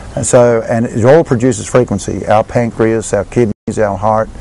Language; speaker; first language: English; native; English